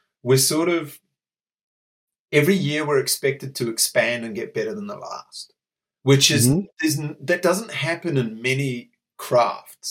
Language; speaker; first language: English; native; English